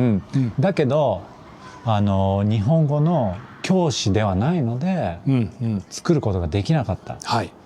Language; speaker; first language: Japanese; non-native, fluent; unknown